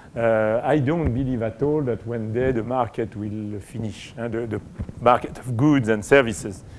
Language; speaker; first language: English; non-native, fluent; French